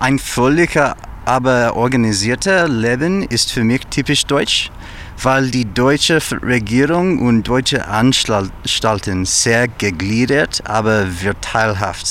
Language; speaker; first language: German; non-native, learner; English